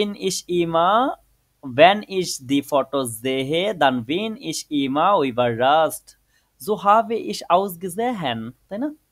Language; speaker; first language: German; non-native, fluent; Bangla